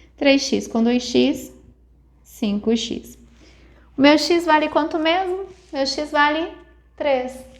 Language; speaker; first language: Portuguese; native; Portuguese